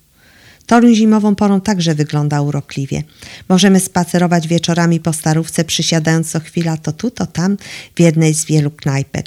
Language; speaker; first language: Polish; native; Polish